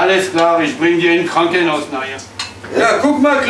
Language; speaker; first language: German; non-native, fluent; French